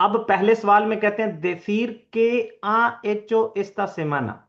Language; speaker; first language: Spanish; non-native, fluent; Urdu